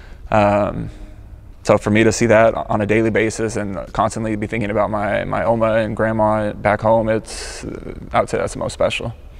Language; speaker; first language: English; native; English